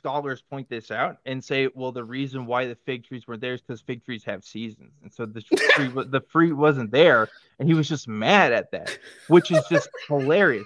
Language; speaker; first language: English; native; English